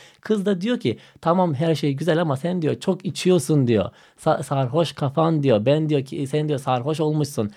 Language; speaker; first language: Turkish; non-native, fluent; Macedonian